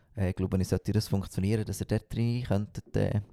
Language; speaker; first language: Swiss German; native; Swiss German